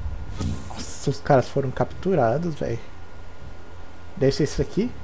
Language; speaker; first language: Portuguese; native; Portuguese